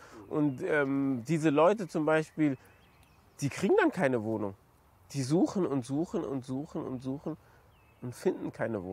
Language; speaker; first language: German; native; German